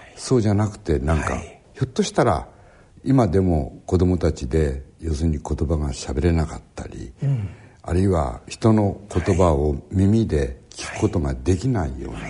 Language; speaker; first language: Japanese; native; Japanese